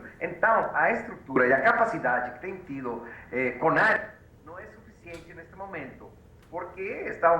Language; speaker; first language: Portuguese; non-native, fluent; Spanish